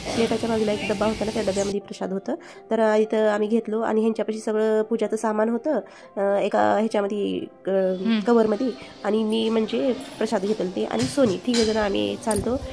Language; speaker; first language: Marathi; early bilingual, heritage; Marathi